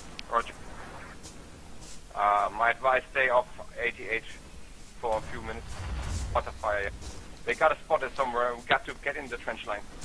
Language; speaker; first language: English; non-native, fluent; German